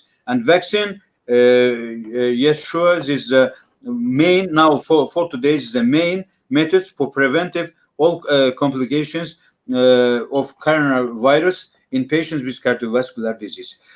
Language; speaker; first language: English; non-native, learner; Russian